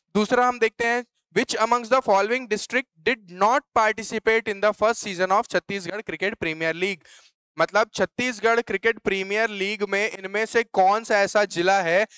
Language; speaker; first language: Hindi; native; Hindi